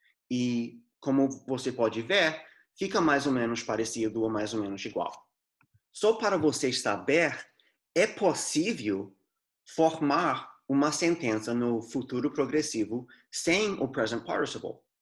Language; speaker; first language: Portuguese; non-native, fluent; English